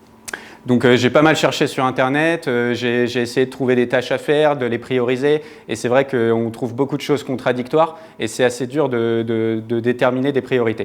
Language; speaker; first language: French; native; French